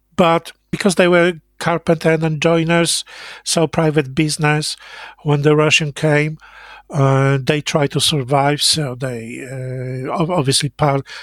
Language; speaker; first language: English; non-native, fluent; Polish